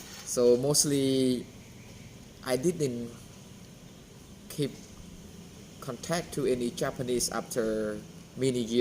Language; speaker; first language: English; non-native, fluent; Khmer